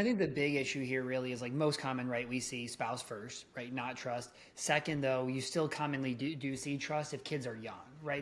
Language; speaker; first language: English; native; English